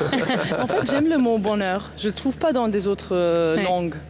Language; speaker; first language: French; non-native, fluent; Arabic